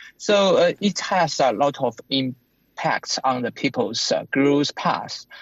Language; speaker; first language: English; non-native, fluent; Chinese